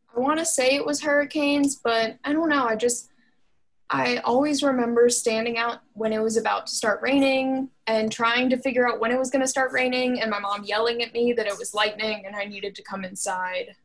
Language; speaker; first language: English; native; English